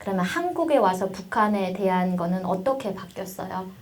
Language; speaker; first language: Korean; native; Korean